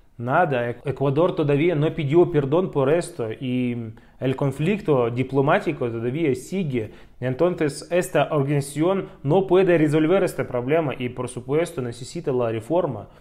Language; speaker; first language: Spanish; non-native, fluent; Russian